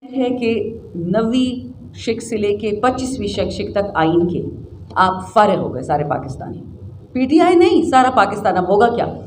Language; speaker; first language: Urdu; non-native, local second language; Pashto